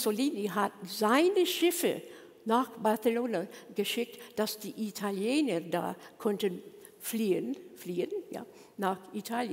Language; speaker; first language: German; non-native, learner; English